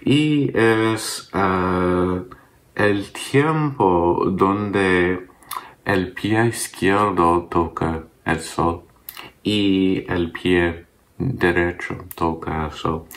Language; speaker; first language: Spanish; non-native, learner; English